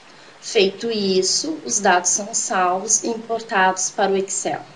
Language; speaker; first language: Portuguese; native; Portuguese